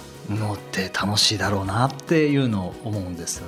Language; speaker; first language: Japanese; native; Japanese